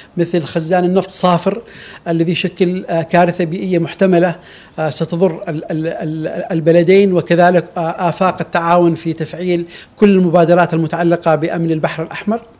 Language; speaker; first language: Arabic; native; Arabic